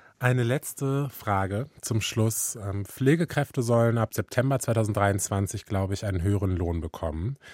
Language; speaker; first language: German; native; German